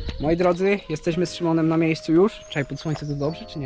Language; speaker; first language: Polish; native; Polish